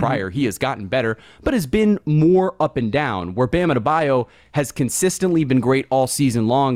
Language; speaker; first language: English; native; English